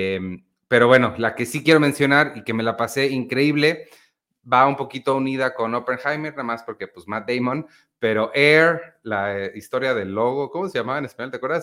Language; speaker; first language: Spanish; native; Spanish